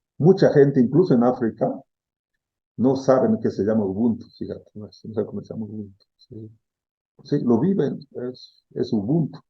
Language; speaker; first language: Spanish; non-native, fluent; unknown